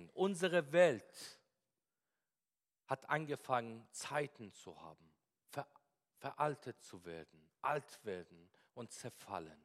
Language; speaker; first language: German; non-native, fluent; Persian